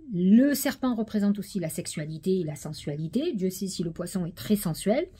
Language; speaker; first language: French; native; French